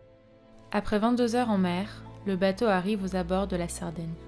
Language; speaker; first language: French; native; French